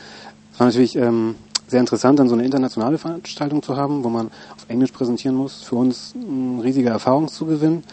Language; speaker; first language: German; native; German